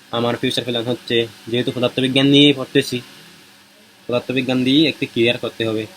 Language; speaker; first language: Bangla; non-native, local second language; Chakma